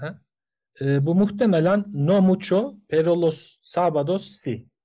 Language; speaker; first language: Spanish; non-native, learner; Turkish